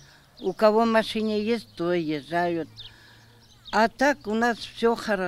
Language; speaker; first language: Russian; non-native, local second language; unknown